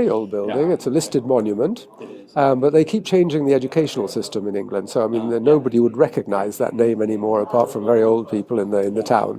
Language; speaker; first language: English; native; English